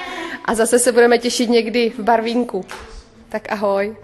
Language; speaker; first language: Czech; native; Czech